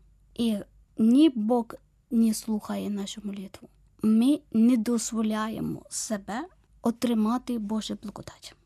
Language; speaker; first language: Ukrainian; non-native, fluent; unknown